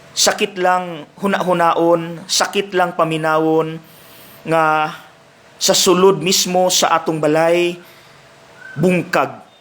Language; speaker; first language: Cebuano; native; Cebuano